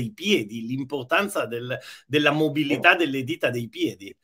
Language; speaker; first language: Italian; native; Italian